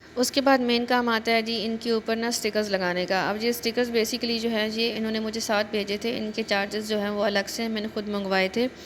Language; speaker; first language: Urdu; native; Urdu